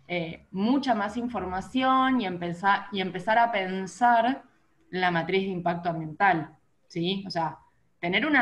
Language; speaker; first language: Spanish; native; Spanish